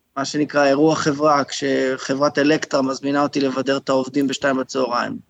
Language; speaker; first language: Hebrew; native; Hebrew